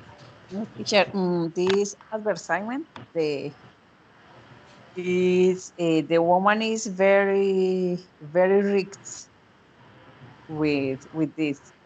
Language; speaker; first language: English; non-native, learner; Spanish